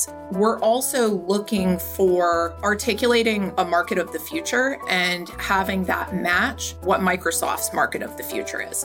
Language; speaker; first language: English; native; English